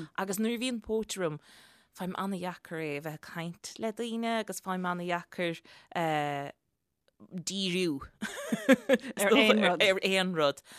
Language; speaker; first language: Irish; native; Irish